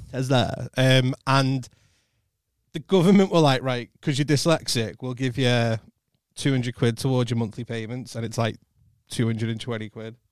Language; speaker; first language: English; native; English